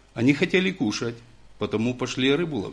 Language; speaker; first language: Russian; non-native, local second language; Ukrainian